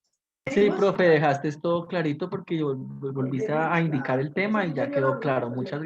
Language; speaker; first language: Spanish; native; Spanish